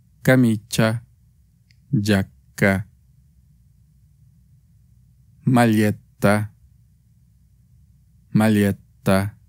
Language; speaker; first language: Italian; non-native, fluent; Spanish